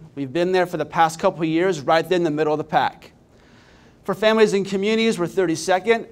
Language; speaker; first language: English; native; English